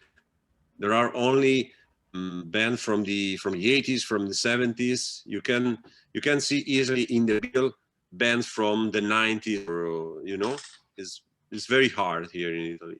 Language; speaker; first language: English; non-native, fluent; Italian